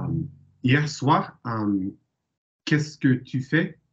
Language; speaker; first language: French; non-native, learner; English